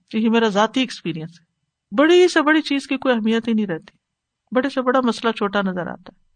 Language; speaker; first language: Urdu; native; Urdu